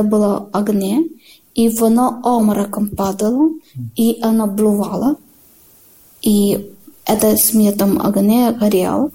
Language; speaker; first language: Ukrainian; non-native, learner; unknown